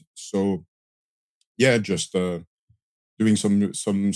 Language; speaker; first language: English; non-native, fluent; French